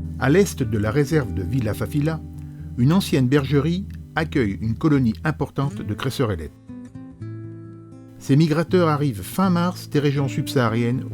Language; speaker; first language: French; native; French